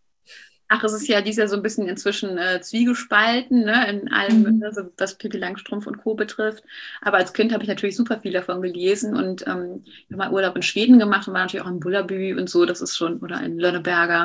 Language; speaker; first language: German; native; German